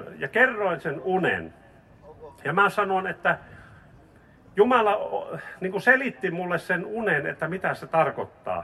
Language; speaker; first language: Finnish; native; Finnish